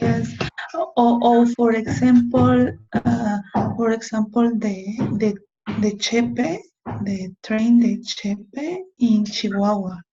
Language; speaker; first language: English; non-native, learner; Spanish